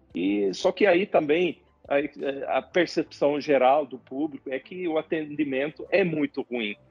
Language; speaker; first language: Portuguese; non-native, fluent; Swedish